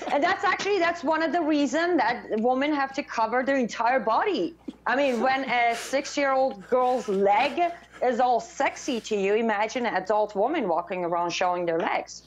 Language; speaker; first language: English; non-native, fluent; Persian